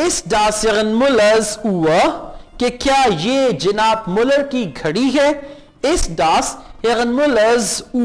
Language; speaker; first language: German; non-native, fluent; Urdu